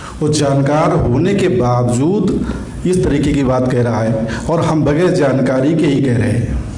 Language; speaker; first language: Hindi; native; Hindi